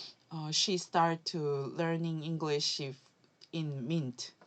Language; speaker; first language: English; non-native, learner; Korean